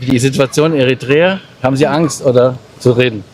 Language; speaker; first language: German; native; German